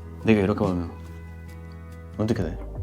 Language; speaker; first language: Korean; non-native, fluent; Spanish